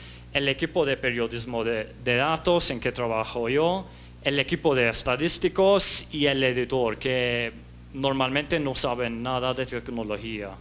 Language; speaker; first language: Spanish; non-native, fluent; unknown